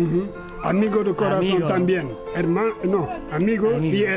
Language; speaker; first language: Spanish; non-native, learner; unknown